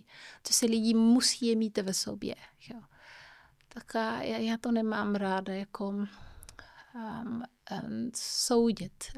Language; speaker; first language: Czech; non-native, fluent; Kabuverdianu